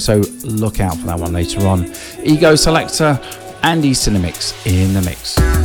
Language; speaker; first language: English; native; English